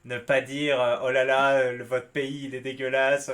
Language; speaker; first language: French; native; French